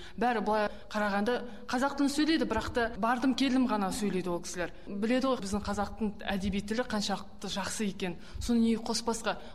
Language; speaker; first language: Kazakh; native; Kazakh